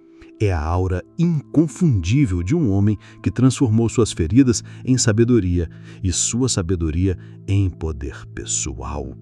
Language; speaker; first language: Portuguese; native; Portuguese